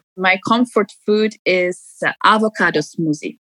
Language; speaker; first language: English; non-native, fluent; Ukrainian